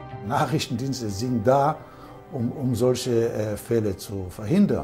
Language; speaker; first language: German; non-native, fluent; Hebrew